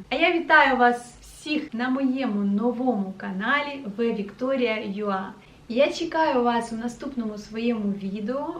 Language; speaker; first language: Ukrainian; non-native, local second language; Russian